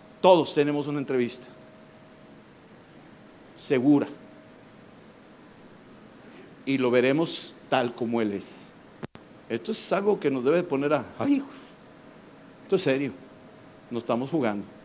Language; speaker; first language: Spanish; native; Spanish